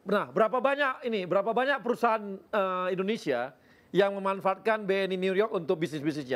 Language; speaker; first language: Indonesian; native; Indonesian